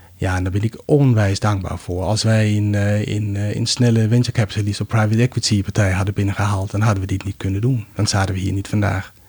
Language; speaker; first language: Dutch; non-native, fluent; Danish